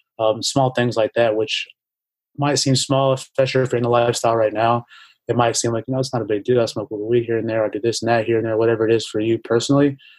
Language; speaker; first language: English; native; English